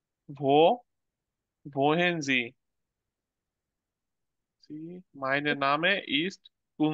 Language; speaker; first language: German; non-native, learner; Bangla